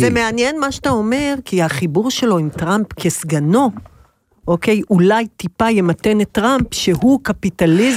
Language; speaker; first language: Hebrew; native; Hebrew